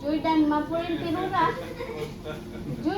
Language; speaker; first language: Swedish; non-native, learner; Cebuano